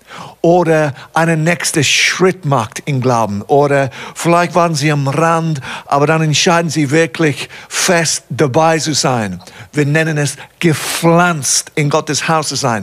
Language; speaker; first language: German; non-native, fluent; English